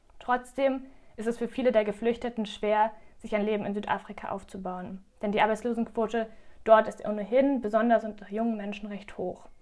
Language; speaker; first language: German; native; German